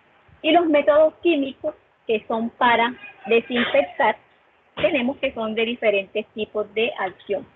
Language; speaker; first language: Spanish; native; Spanish